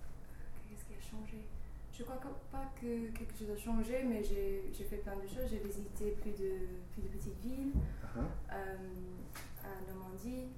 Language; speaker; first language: French; non-native, fluent; English